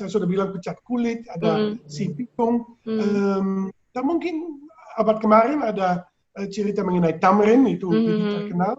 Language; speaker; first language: Indonesian; non-native, fluent; Dutch